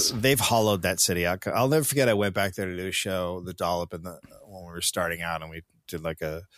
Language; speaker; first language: English; native; English